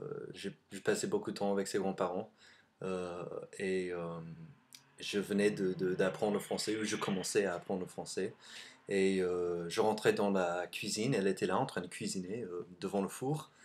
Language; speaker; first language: French; non-native, fluent; English